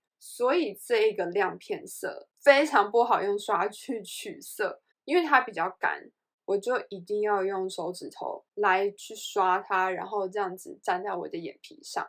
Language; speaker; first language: Chinese; native; Chinese